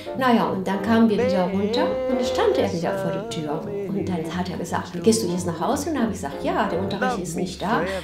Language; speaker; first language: German; non-native, fluent; Spanish